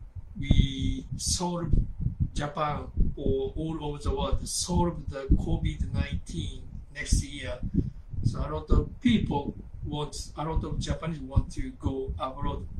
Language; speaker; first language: English; non-native, learner; Japanese